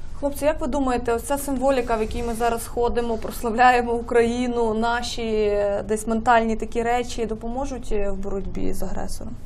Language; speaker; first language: Ukrainian; native; Ukrainian